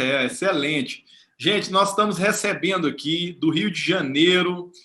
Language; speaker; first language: Portuguese; native; Portuguese